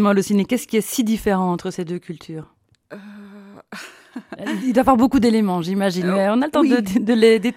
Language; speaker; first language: French; native; French